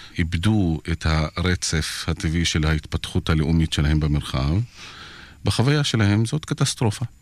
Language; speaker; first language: Hebrew; non-native, local second language; Arabic